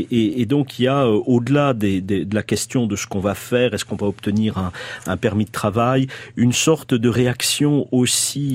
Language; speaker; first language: French; native; French